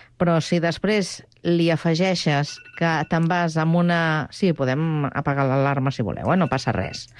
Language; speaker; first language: Catalan; native; Catalan